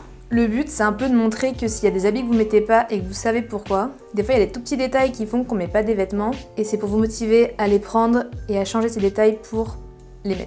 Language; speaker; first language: French; native; French